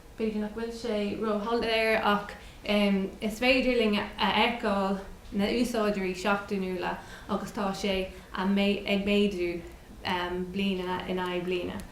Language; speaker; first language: Irish; non-native, local second language; English